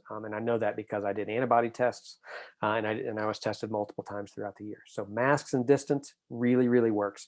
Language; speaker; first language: English; native; English